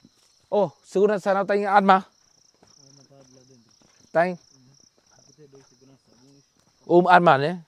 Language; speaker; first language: Portuguese; non-native, learner; Vietnamese